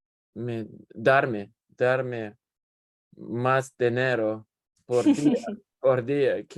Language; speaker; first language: Spanish; non-native, learner; English